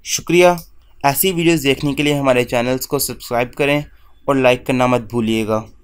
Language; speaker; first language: Urdu; native; Urdu